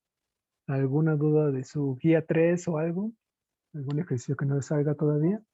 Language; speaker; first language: Spanish; native; Spanish